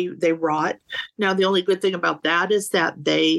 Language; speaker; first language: English; native; English